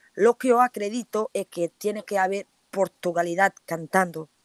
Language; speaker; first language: Spanish; non-native, learner; Portuguese